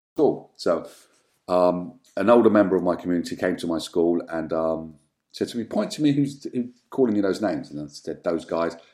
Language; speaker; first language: English; native; English